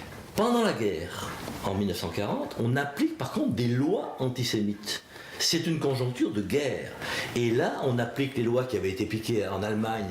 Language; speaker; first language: French; native; French